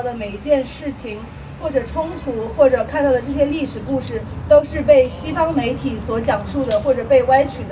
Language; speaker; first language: Chinese; early bilingual, other home language; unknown